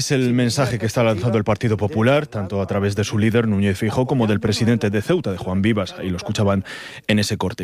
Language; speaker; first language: Spanish; native; Spanish